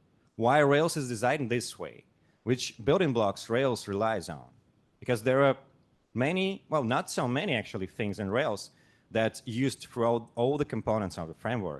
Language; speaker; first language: English; non-native, fluent; Russian